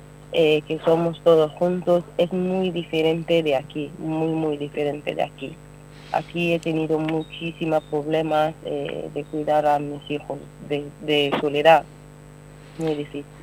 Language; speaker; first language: Spanish; non-native, learner; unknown